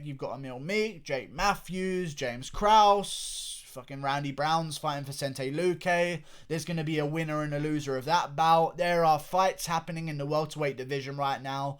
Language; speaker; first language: English; native; English